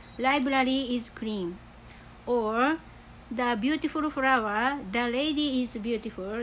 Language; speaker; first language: English; non-native, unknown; Japanese